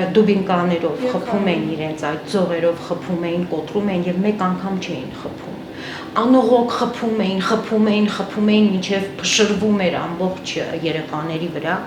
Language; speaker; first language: Armenian; native; Armenian